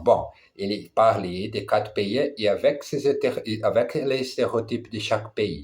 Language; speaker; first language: French; non-native, learner; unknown